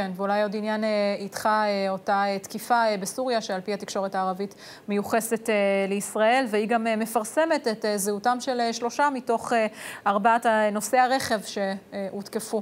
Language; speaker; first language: Hebrew; native; Hebrew